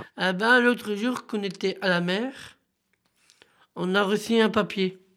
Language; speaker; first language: French; native; French